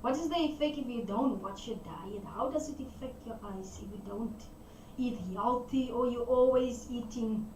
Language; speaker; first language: English; non-native, local second language; Afrikaans